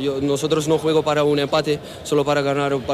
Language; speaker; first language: Spanish; non-native, learner; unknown